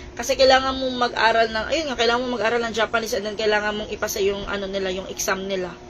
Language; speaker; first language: Filipino; non-native, local second language; Cebuano